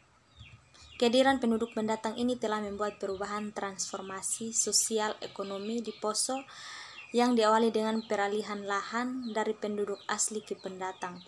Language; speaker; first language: Indonesian; native; Indonesian